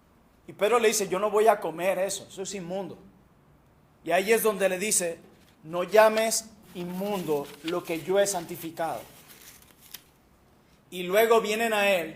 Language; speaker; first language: Spanish; native; Spanish